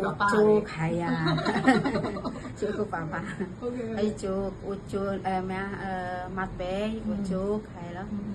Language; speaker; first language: Cantonese; non-native, learner; Indonesian